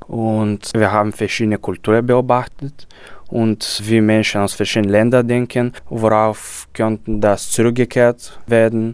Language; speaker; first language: German; non-native, fluent; Bulgarian